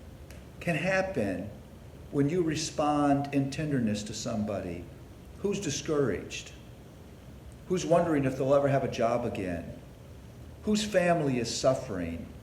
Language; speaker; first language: English; native; English